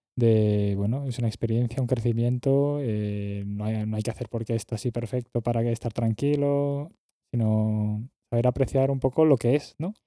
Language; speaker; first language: Spanish; native; Spanish